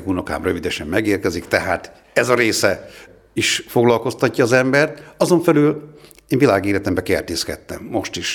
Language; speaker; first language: Hungarian; native; Hungarian